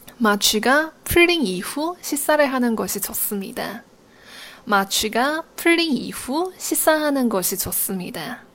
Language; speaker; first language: Korean; non-native, fluent; Chinese